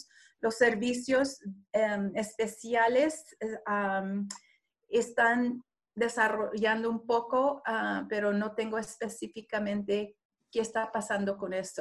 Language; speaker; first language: Spanish; non-native, learner; English